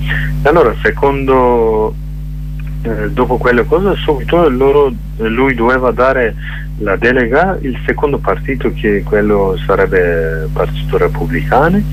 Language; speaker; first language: Italian; non-native, learner; Kurdish